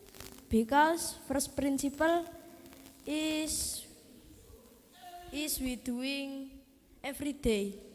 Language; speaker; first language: English; non-native, learner; Indonesian